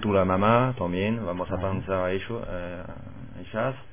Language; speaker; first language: Spanish; non-native, fluent; French